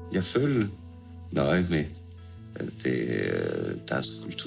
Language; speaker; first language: Danish; non-native, fluent; French